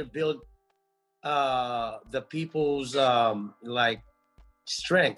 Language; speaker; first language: English; non-native, local second language; Pampanga